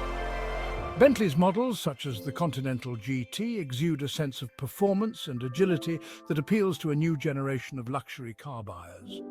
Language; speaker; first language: English; native; English